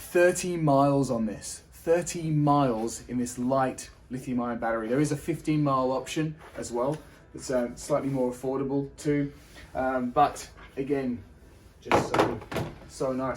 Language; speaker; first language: English; native; English